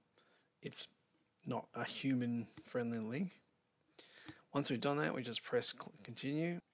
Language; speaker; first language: English; native; English